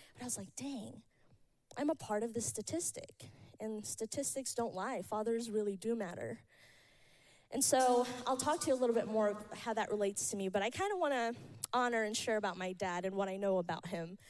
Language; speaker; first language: English; early bilingual, other home language; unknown